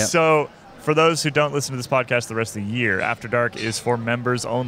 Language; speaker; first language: English; native; English